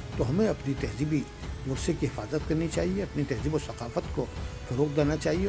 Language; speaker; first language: Urdu; native; Urdu